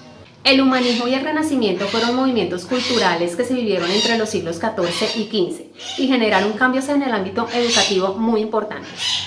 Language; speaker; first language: Spanish; native; Spanish